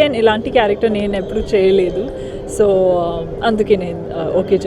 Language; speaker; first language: Telugu; non-native, local second language; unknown